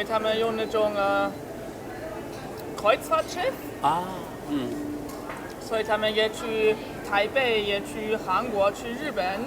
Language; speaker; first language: Chinese; non-native, fluent; German